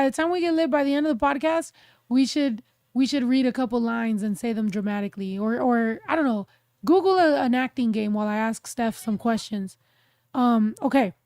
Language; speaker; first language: English; early bilingual, other home language; Spanish